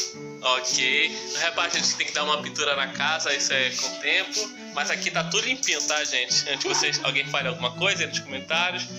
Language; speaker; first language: Portuguese; native; Portuguese